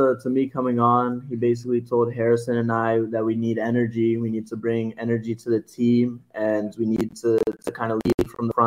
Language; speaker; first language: English; native; English